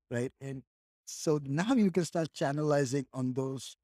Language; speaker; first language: English; native; English